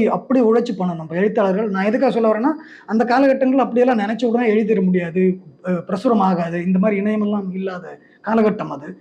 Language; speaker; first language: Tamil; non-native, local second language; Malayalam